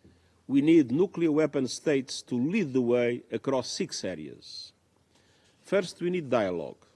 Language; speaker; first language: English; non-native, fluent; Portuguese